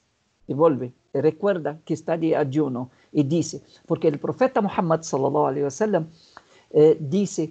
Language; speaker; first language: Spanish; non-native, fluent; Portuguese